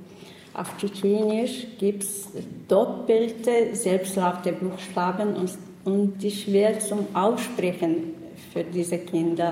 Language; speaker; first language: German; non-native, learner; Chechen